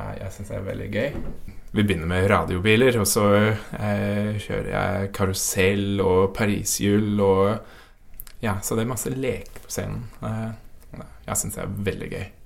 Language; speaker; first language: Norwegian; non-native, fluent; English